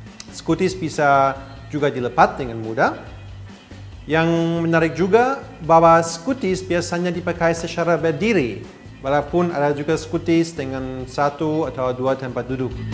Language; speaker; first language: Indonesian; non-native, fluent; German